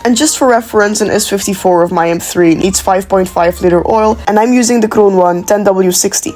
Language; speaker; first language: English; non-native, fluent; Dutch